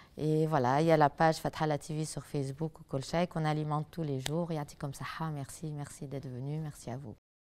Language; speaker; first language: French; non-native, local second language; Arabic